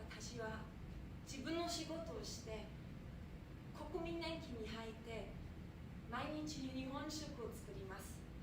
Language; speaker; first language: Japanese; non-native, fluent; German